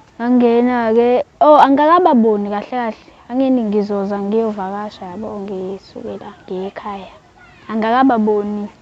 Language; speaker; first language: Zulu; native; Zulu